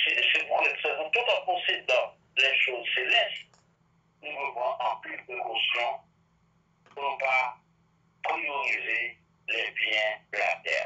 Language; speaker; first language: French; non-native, local second language; Haitian Creole